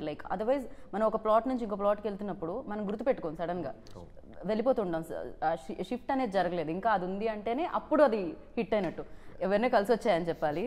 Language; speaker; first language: Telugu; native; Telugu